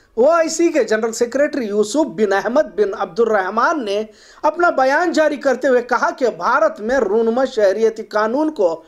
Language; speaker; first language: Urdu; native; Urdu